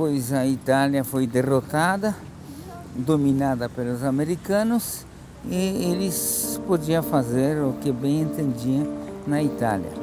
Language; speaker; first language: Portuguese; non-native, fluent; Polish